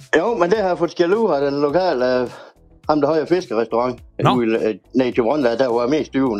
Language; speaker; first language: Danish; native; Danish